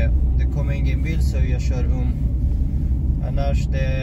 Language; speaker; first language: Swedish; non-native, fluent; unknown